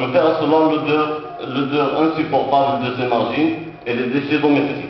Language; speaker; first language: French; non-native, local second language; Arabic